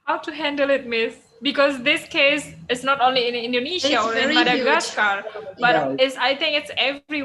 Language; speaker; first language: English; non-native, fluent; Indonesian